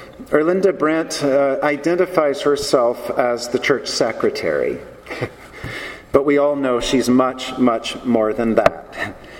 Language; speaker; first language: English; native; English